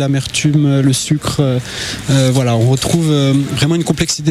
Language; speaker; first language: French; native; French